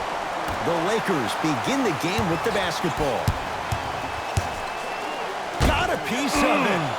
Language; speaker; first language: English; native; English